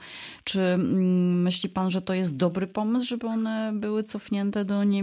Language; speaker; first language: Polish; native; Polish